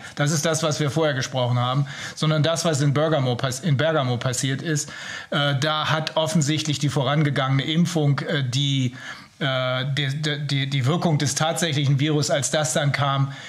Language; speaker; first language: German; native; German